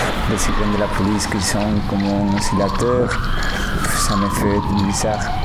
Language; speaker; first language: French; non-native, learner; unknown